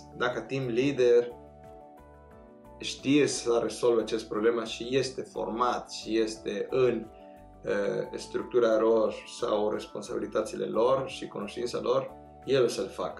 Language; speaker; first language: Romanian; non-native, fluent; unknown